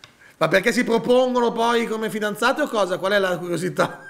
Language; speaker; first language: Italian; native; Italian